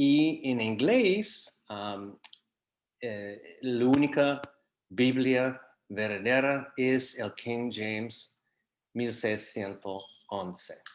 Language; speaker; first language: Spanish; non-native, fluent; English